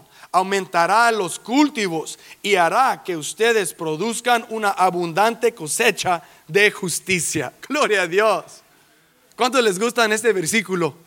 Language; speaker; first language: Spanish; early bilingual, heritage; English